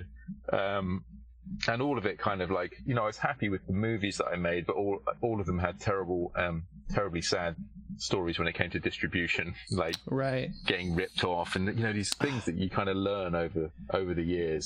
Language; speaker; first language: English; native; English